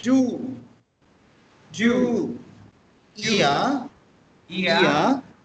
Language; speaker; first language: German; non-native, fluent; Hindi